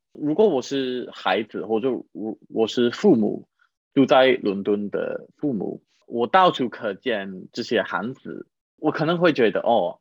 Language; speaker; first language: Chinese; non-native, fluent; English